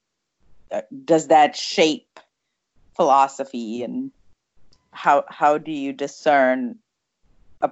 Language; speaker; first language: English; non-native, local second language; Tamil